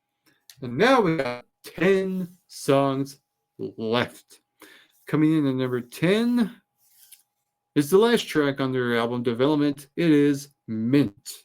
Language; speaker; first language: English; native; English